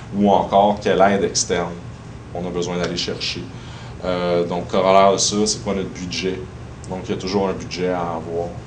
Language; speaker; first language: French; native; French